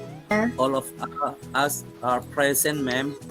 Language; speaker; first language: English; non-native, learner; Indonesian